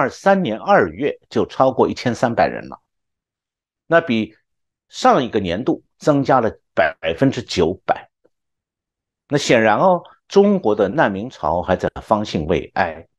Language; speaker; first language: Chinese; native; Chinese